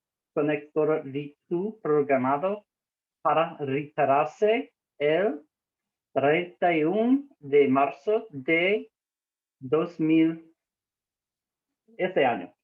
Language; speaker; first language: Spanish; non-native, learner; English